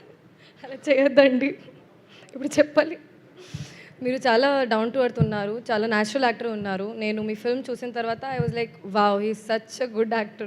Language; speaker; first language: Telugu; non-native, learner; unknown